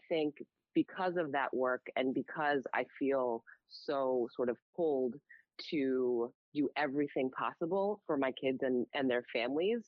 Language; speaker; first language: English; native; English